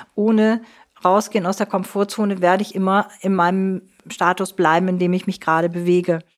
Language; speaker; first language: German; native; German